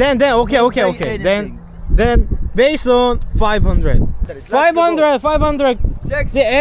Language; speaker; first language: English; non-native, learner; Korean